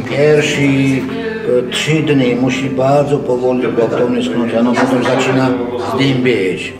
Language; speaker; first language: Polish; non-native, fluent; Georgian